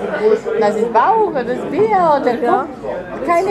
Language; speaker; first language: German; non-native, learner; Polish